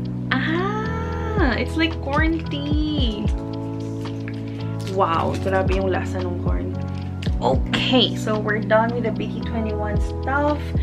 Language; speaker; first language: English; non-native, local second language; Filipino